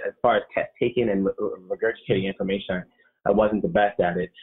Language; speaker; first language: English; native; English